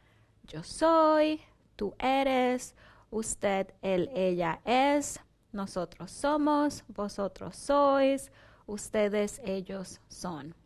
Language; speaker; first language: Spanish; non-native, fluent; English